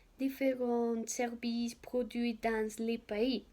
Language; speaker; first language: French; non-native, learner; Spanish